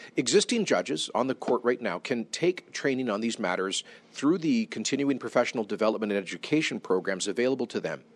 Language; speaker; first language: English; native; English